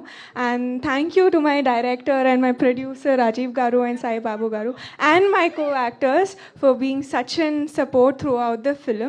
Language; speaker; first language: Telugu; non-native, learner; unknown